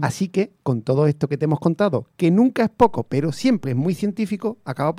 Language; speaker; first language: Spanish; native; Spanish